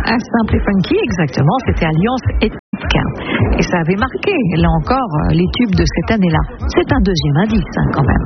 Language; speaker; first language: French; native; French